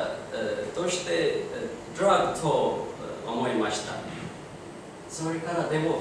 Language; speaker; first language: Japanese; non-native, learner; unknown